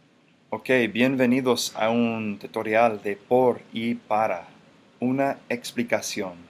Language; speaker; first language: Spanish; non-native, fluent; English